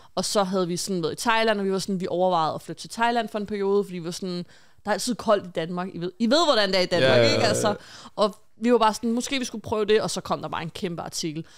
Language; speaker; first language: Danish; native; Danish